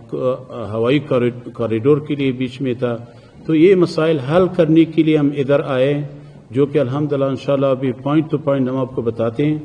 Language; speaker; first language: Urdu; non-native, fluent; Persian